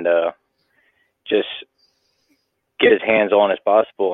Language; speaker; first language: English; native; English